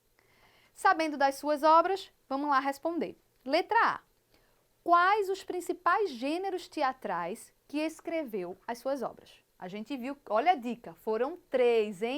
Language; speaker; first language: Portuguese; native; Portuguese